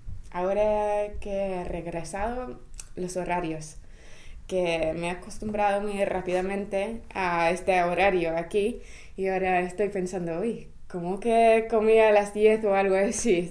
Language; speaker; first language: Spanish; non-native, fluent; English